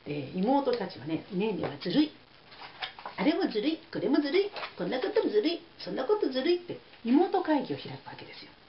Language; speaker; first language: Japanese; native; Japanese